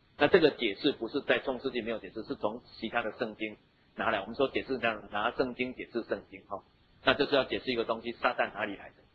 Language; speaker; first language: Chinese; native; Chinese